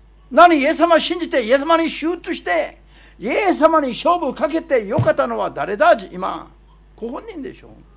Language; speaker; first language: Japanese; non-native, fluent; Korean